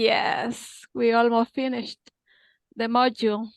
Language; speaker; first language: English; non-native, learner; Spanish